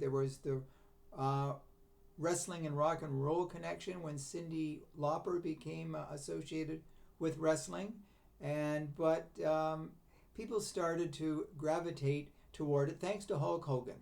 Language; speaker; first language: English; native; English